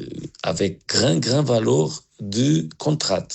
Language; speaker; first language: French; non-native, learner; Portuguese